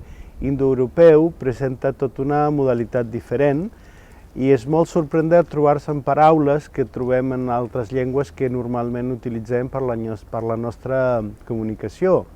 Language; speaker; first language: Catalan; non-native, fluent; Spanish